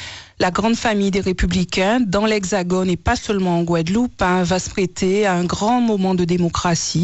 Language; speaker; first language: French; native; French